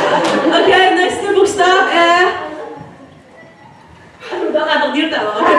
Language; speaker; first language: Norwegian; non-native, fluent; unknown